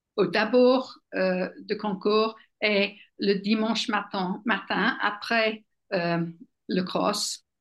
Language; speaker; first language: French; non-native, fluent; English